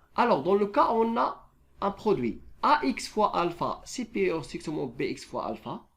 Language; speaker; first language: French; non-native, local second language; Arabic